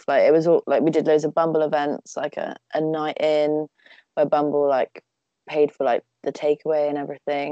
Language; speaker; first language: English; native; English